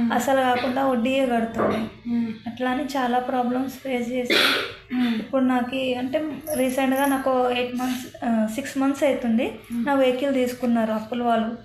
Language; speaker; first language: Telugu; non-native, local second language; Hindi